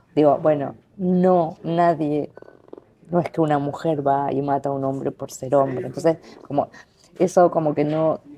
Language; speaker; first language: Spanish; native; Spanish